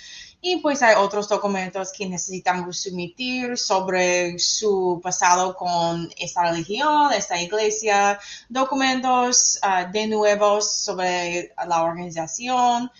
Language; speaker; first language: Spanish; non-native, fluent; English